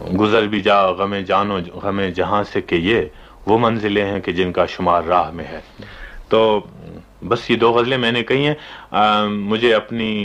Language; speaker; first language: Urdu; non-native, local second language; Pashto